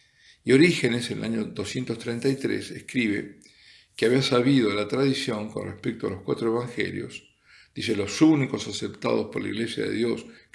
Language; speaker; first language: Spanish; native; Spanish